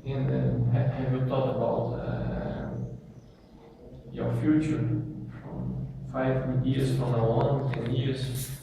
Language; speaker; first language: English; non-native, learner; Portuguese